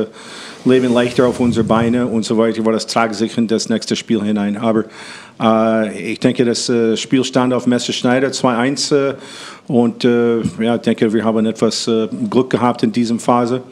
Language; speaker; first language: German; non-native, fluent; English